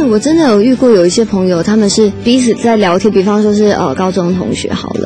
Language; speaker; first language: Chinese; native; Chinese